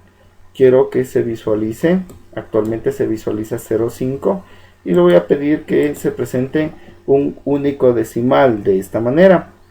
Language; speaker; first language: Spanish; native; Spanish